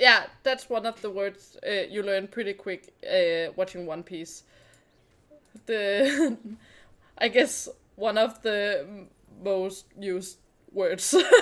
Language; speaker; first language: English; non-native, fluent; Danish